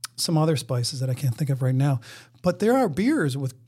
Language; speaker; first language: English; native; English